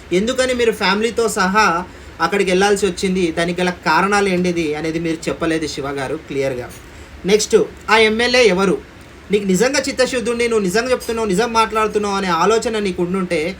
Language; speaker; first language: Telugu; non-native, local second language; Lambadi